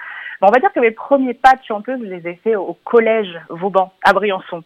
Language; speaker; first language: French; native; French